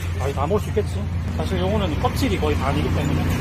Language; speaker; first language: Korean; native; Korean